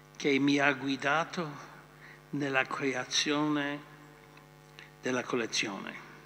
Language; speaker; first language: Italian; non-native, fluent; English